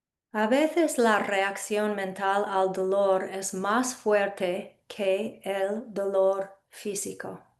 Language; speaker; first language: Spanish; non-native, fluent; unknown